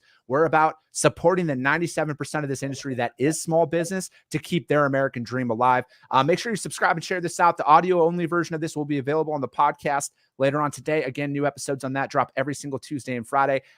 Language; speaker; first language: English; native; English